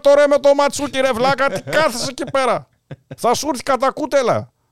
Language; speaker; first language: Greek; early bilingual, heritage; Greek